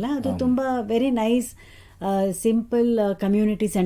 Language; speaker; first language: Kannada; non-native, local second language; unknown